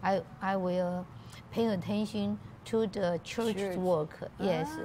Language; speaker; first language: English; non-native, learner; Chinese